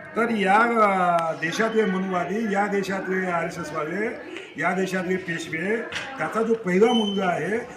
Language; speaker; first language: Marathi; native; Marathi